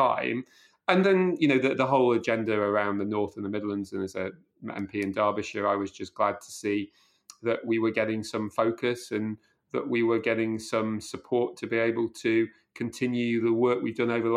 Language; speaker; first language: English; native; English